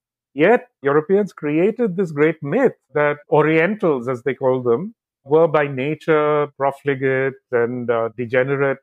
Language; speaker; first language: English; non-native, local second language; Bangla